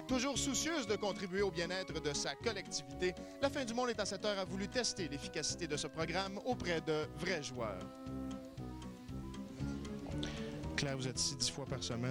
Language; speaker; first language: French; native; French